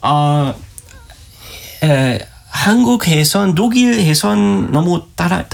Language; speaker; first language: Korean; non-native, learner; German